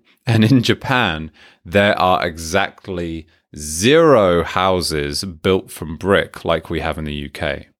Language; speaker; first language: English; native; English